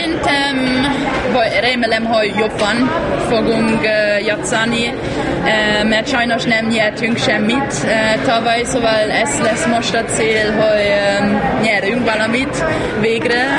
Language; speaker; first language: Hungarian; non-native, learner; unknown